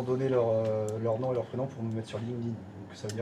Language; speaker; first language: French; native; French